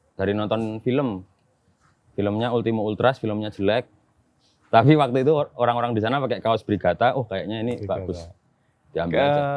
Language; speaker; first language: Indonesian; native; Indonesian